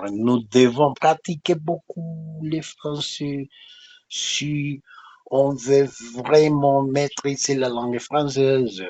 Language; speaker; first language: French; non-native, fluent; Spanish